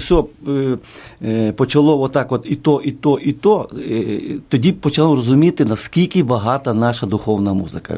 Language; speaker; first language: Ukrainian; native; Ukrainian